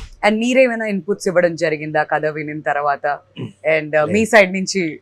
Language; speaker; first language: Telugu; native; Telugu